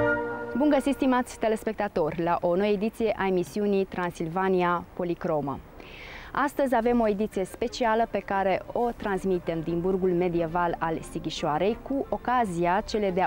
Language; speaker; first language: Romanian; native; Romanian